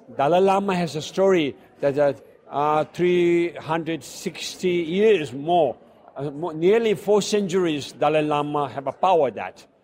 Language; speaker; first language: English; non-native, fluent; Chinese